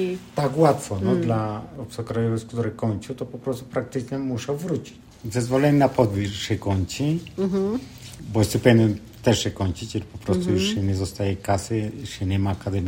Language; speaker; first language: Polish; non-native, fluent; Spanish